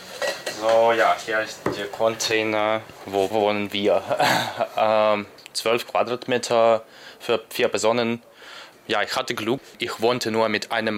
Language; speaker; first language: German; non-native, learner; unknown